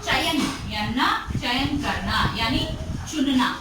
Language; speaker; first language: Hindi; non-native, local second language; Telugu